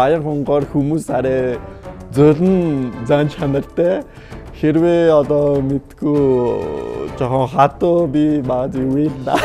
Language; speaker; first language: Mongolian; non-native, learner; French